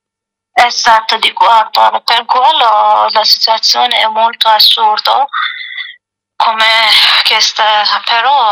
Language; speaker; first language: Italian; non-native, learner; Persian